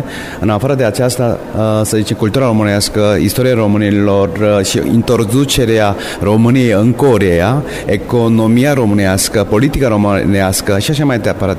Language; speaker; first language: Romanian; non-native, fluent; Korean